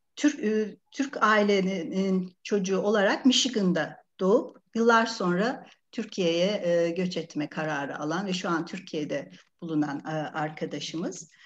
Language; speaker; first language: Turkish; native; Turkish